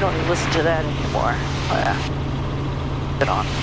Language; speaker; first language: English; native; English